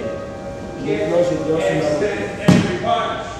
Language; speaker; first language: French; non-native, learner; Portuguese